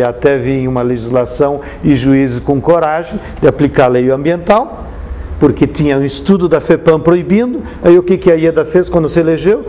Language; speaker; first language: Portuguese; native; Portuguese